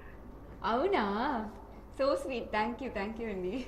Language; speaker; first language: Telugu; non-native, learner; Tamil